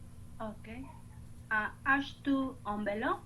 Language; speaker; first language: French; non-native, learner; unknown